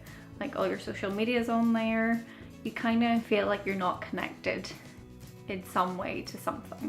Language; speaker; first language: English; native; English